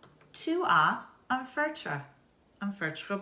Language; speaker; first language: French; non-native, fluent; English